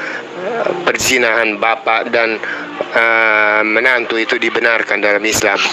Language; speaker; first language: Indonesian; native; Indonesian